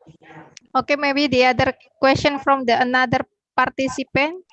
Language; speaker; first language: English; non-native, learner; Indonesian